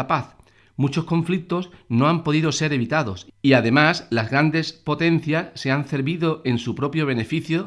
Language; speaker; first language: Spanish; native; Spanish